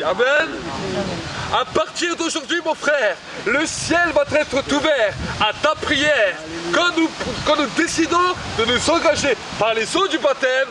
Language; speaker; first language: French; native; French